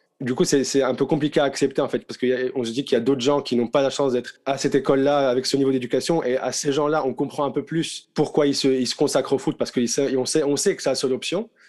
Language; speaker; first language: French; non-native, local second language; Arabic